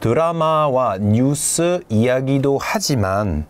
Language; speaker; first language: Korean; non-native, fluent; French